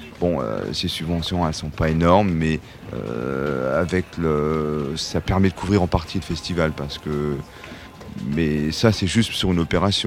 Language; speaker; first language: French; native; French